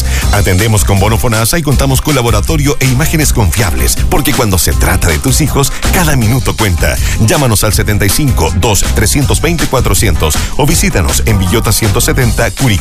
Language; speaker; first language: Spanish; native; Spanish